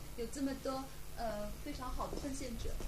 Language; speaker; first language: Chinese; native; Chinese